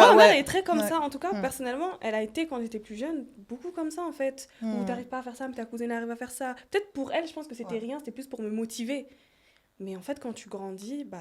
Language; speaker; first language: French; native; French